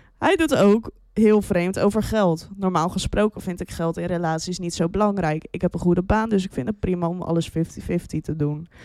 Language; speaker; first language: Dutch; native; Dutch